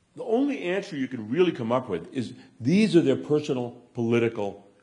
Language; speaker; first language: English; native; English